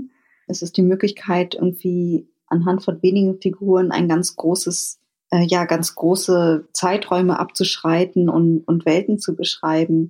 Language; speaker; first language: German; early bilingual, other home language; Vietnamese